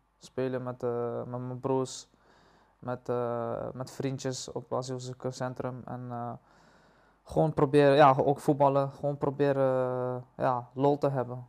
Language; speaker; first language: Dutch; early bilingual, other home language; Persian